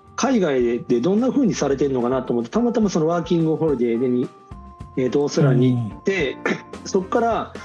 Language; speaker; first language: Japanese; native; Japanese